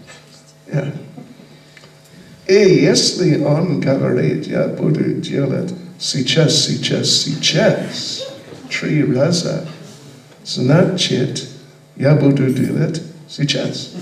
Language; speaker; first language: Russian; non-native, learner; English